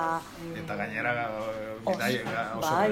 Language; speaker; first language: Basque; non-native, learner; Spanish